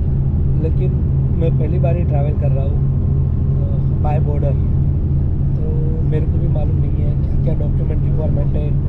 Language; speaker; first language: Hindi; native; Hindi